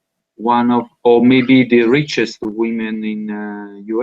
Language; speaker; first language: English; non-native, learner; Italian